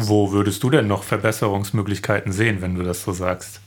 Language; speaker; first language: German; native; German